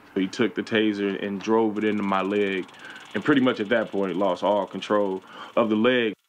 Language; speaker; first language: English; native; English